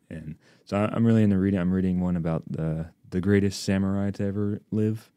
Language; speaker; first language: English; native; English